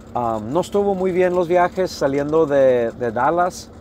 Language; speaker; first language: Spanish; early bilingual, heritage; Spanish